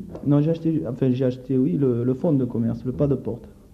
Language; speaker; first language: French; native; French